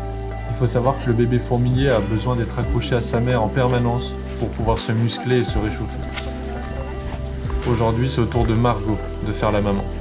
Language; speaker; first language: French; native; French